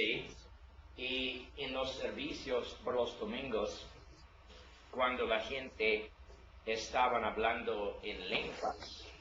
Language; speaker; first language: Spanish; non-native, learner; English